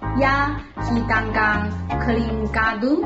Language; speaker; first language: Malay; non-native, learner; Chinese